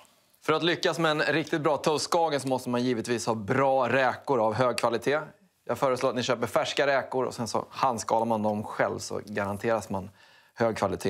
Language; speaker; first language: Swedish; native; Swedish